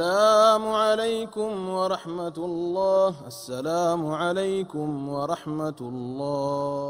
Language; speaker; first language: Arabic; native; Arabic